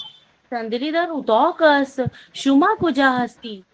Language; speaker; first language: Persian; non-native, learner; Urdu